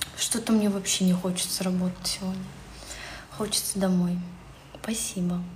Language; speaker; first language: Russian; native; Russian